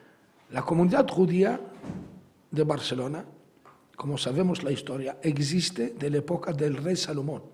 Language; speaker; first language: Spanish; non-native, fluent; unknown